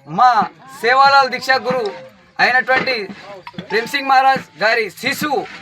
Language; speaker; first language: Telugu; non-native, local second language; Lambadi